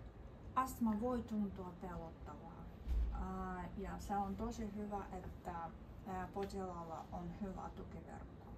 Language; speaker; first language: Finnish; non-native, learner; Russian